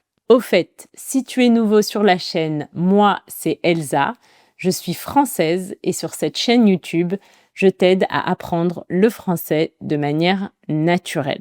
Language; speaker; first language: French; native; French